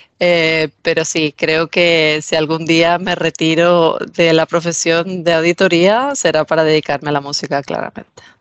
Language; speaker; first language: Spanish; native; Spanish